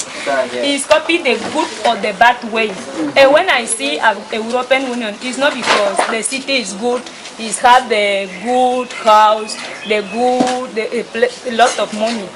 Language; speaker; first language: English; non-native, learner; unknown